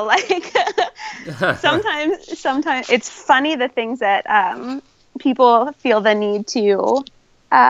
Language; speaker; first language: English; native; English